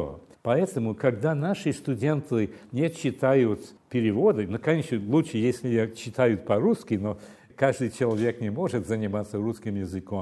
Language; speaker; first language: Russian; non-native, fluent; English